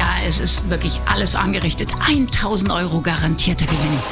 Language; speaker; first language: German; native; German